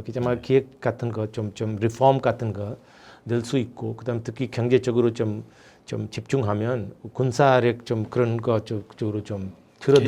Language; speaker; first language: Korean; non-native, fluent; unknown